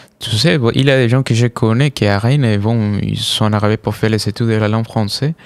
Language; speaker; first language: French; non-native, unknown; Spanish